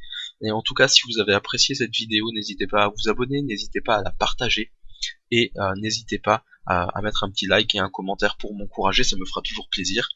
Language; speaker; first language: French; native; French